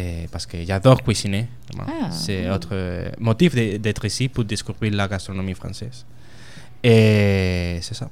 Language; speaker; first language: French; non-native, learner; Spanish